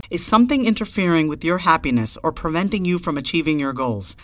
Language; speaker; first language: English; early bilingual, other home language; Hindi